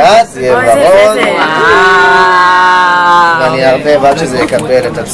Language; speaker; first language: Hebrew; native; Hebrew